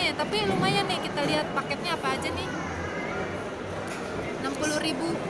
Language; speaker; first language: Indonesian; native; Indonesian